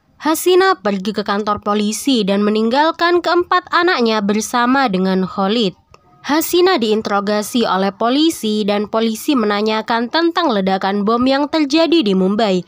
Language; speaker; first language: Indonesian; native; Indonesian